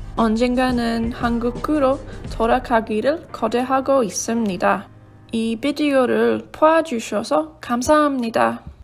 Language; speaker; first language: Korean; non-native, learner; English